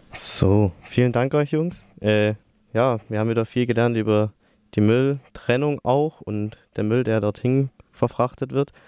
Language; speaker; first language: German; native; German